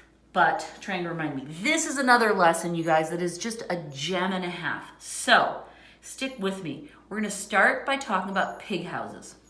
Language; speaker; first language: English; native; English